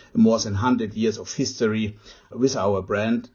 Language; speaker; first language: English; non-native, fluent; German